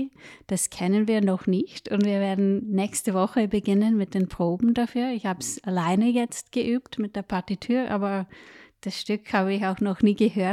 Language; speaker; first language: German; non-native, fluent; English